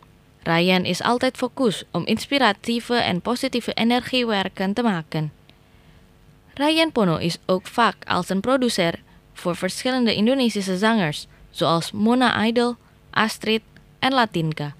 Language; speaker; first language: Dutch; non-native, learner; Indonesian